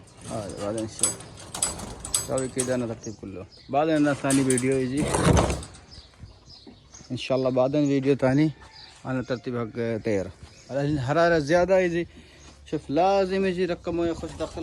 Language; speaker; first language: Arabic; non-native, learner; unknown